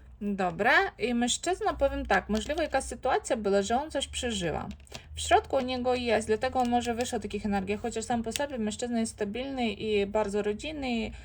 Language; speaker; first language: Polish; non-native, fluent; Ukrainian